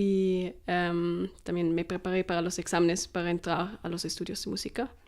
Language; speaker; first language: Spanish; non-native, fluent; German